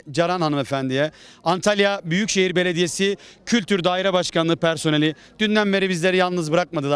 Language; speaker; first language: Turkish; native; Turkish